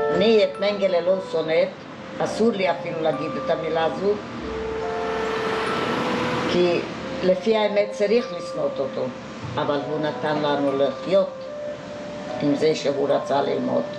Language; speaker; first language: Hebrew; non-native, fluent; Hungarian